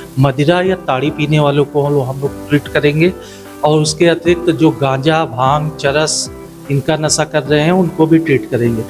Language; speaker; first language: Hindi; native; Hindi